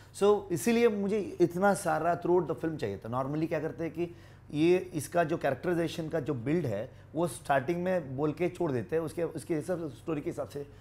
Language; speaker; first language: Hindi; non-native, local second language; Kannada